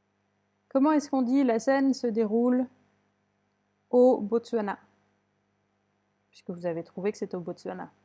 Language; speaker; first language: French; native; French